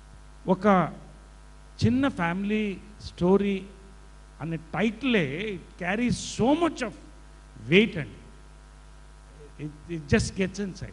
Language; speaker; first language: Telugu; native; Telugu